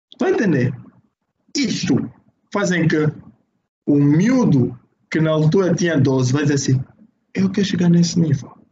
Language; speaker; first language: Portuguese; native; Portuguese